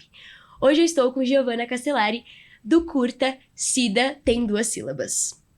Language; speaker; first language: Portuguese; native; Portuguese